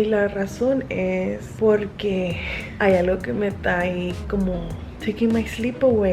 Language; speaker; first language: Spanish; early bilingual, heritage; English